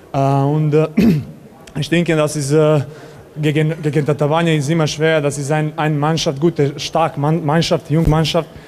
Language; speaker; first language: German; non-native, learner; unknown